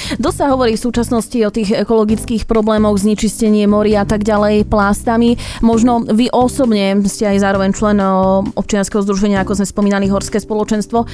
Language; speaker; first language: Slovak; native; Slovak